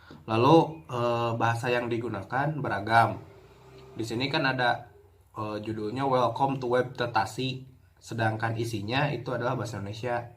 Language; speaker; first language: Indonesian; native; Indonesian